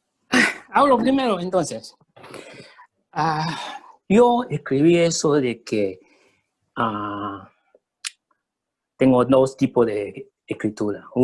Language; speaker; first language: Spanish; early bilingual, other home language; Chinese